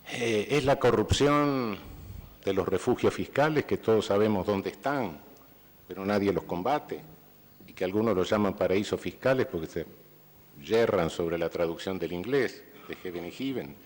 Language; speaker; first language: Spanish; native; Spanish